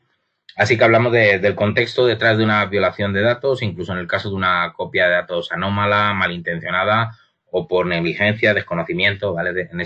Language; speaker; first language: Spanish; native; Spanish